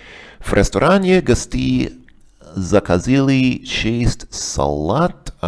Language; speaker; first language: Russian; non-native, learner; English